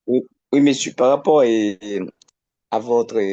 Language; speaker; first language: French; non-native, local second language; Haitian Creole